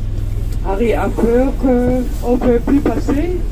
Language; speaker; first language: French; non-native, fluent; Dutch